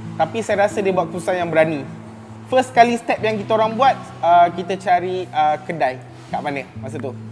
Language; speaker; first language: Malay; native; Malay